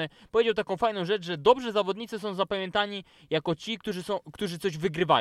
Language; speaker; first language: Polish; native; Polish